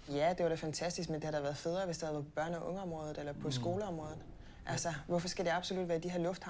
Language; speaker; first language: Danish; native; Danish